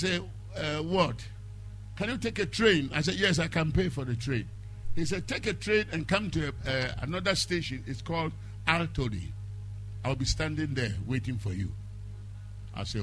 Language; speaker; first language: English; non-native, local second language; Akan